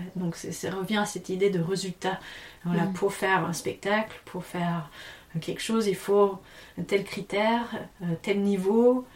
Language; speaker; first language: French; non-native, fluent; English